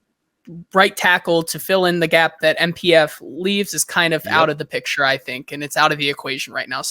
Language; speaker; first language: English; native; English